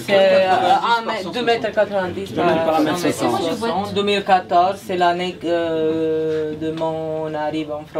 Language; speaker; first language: French; non-native, fluent; Serbian